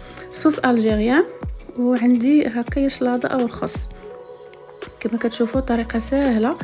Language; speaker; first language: Arabic; native; Arabic